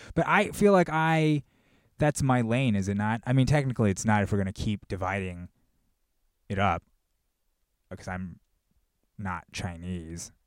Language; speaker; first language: English; early bilingual, other home language; Korean